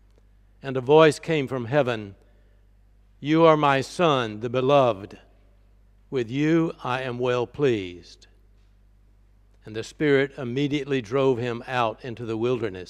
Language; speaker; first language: English; native; English